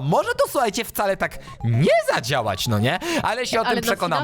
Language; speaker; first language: Polish; native; Polish